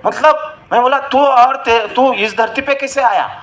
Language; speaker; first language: Hindi; non-native, local second language; Marathi